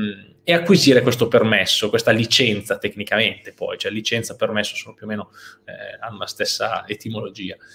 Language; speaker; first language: Italian; native; Italian